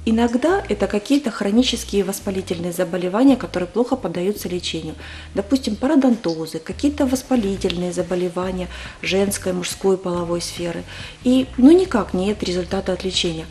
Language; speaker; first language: Russian; native; Russian